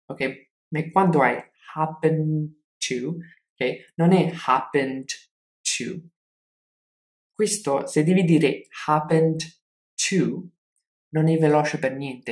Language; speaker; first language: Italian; non-native, fluent; English